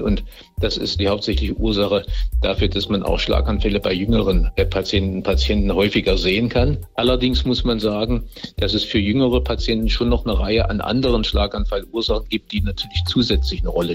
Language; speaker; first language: German; native; German